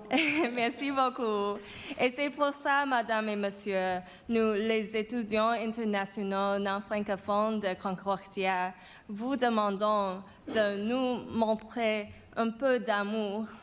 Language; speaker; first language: French; non-native, fluent; Chinese